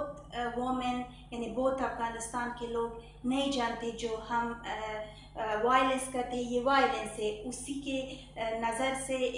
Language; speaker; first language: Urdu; non-native, learner; Persian